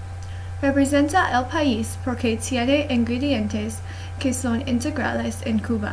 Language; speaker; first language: Spanish; non-native, learner; English